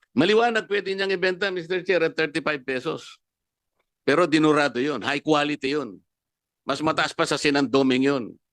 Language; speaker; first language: Filipino; non-native, local second language; Pampanga